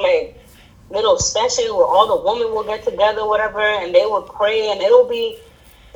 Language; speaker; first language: English; early bilingual, other home language; Spanish